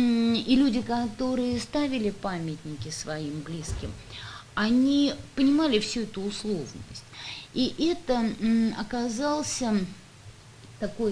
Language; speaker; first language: Russian; native; Russian